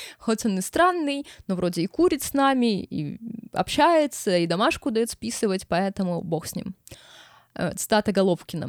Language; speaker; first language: Russian; native; Russian